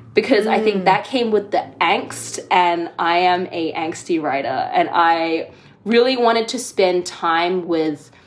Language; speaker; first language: English; native; English